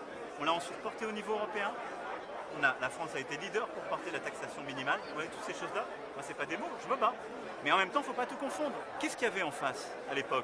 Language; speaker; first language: French; native; French